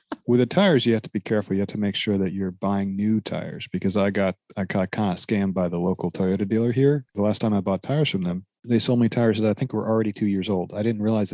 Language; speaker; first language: English; native; English